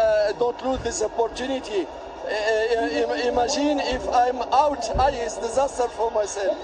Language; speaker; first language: English; non-native, learner; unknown